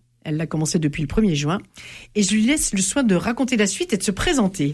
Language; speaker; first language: French; native; French